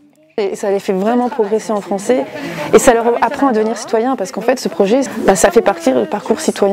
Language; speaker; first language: French; native; French